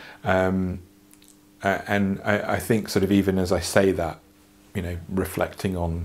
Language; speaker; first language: English; native; English